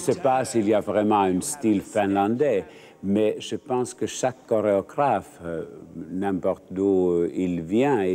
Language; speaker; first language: French; non-native, fluent; Finnish